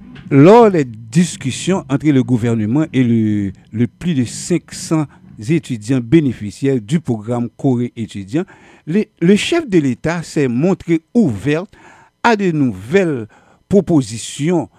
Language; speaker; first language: French; native; French